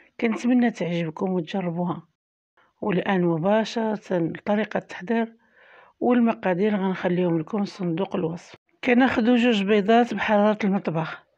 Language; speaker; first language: Arabic; native; Arabic